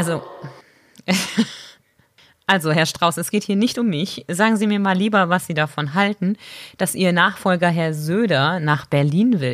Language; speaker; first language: German; native; German